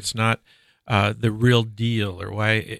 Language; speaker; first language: English; native; English